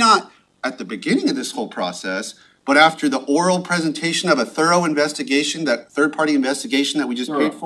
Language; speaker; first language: English; native; English